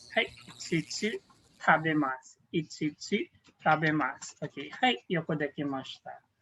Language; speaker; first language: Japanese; non-native, fluent; Filipino